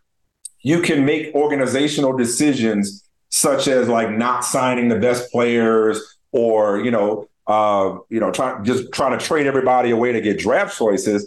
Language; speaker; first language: English; native; English